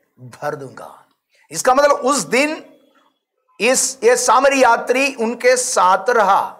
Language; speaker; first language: Hindi; non-native, local second language; Malayalam